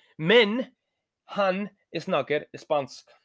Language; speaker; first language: Norwegian; non-native, learner; Spanish